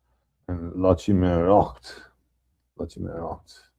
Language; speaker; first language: Irish; non-native, learner; English